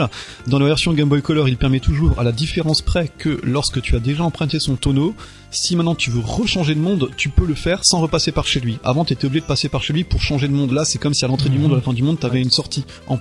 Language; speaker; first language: French; native; French